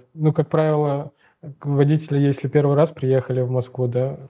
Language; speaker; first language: Russian; non-native, local second language; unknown